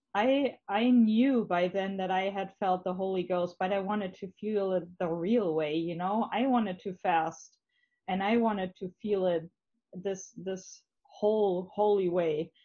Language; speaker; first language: English; non-native, fluent; German